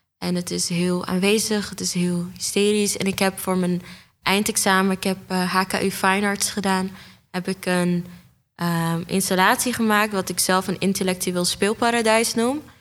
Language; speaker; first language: Dutch; native; Dutch